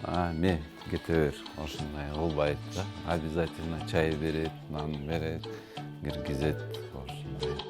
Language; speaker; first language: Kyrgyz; non-native, local second language; Tatar